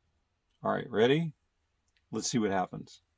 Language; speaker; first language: English; native; English